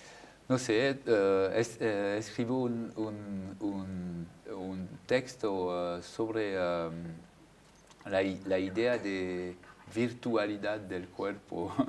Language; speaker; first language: Spanish; non-native, fluent; French